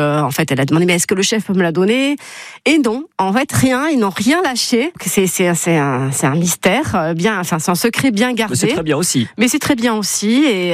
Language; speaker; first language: French; native; French